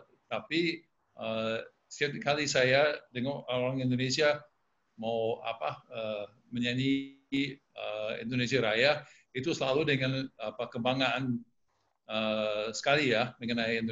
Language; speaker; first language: Indonesian; non-native, fluent; English